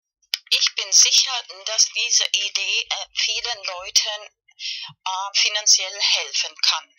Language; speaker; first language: German; non-native, learner; Spanish